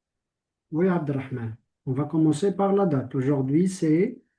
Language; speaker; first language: French; non-native, local second language; Arabic